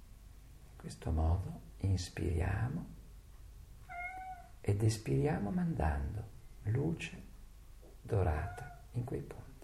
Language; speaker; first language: Italian; native; Italian